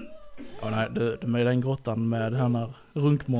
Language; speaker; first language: Swedish; native; Swedish